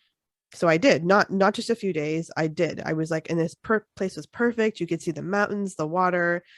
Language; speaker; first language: English; native; English